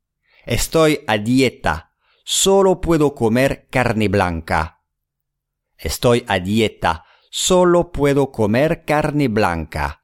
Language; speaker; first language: Spanish; non-native, fluent; English